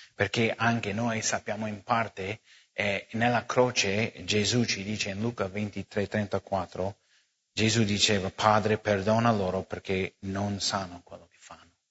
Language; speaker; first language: Italian; non-native, fluent; English